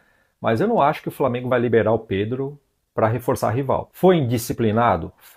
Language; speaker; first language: Portuguese; native; Portuguese